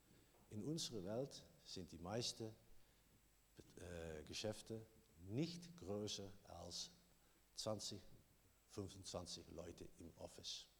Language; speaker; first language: German; non-native, learner; Dutch